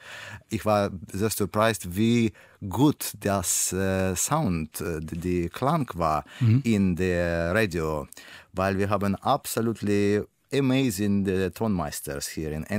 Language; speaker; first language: German; non-native, learner; Russian